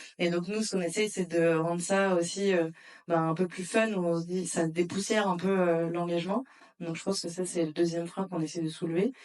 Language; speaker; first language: French; native; French